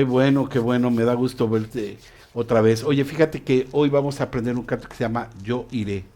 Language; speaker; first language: Spanish; native; Spanish